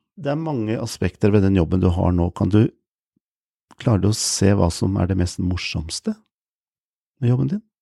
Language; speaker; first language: Norwegian; native; Norwegian